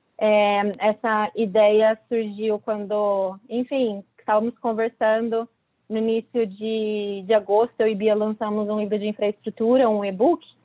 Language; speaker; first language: Portuguese; native; Portuguese